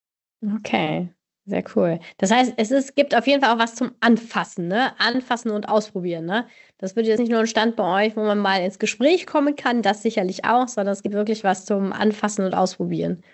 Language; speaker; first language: German; native; German